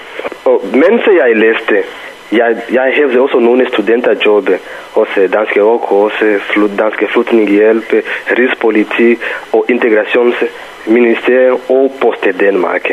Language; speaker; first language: Danish; non-native, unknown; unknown